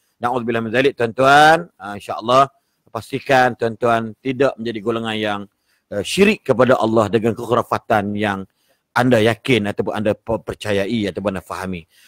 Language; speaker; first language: Malay; native; Malay